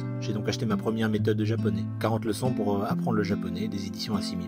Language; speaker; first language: French; native; French